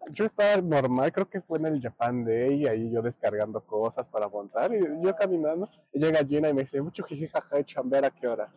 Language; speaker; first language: Spanish; native; Spanish